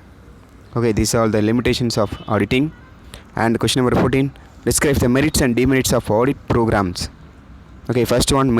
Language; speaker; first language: English; non-native, local second language; Tamil